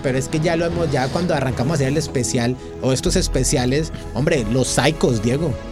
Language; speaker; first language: Spanish; native; Spanish